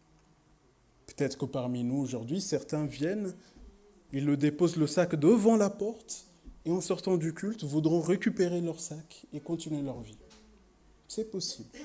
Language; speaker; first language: French; native; French